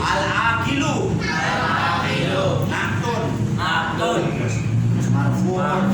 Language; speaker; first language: Arabic; non-native, fluent; Indonesian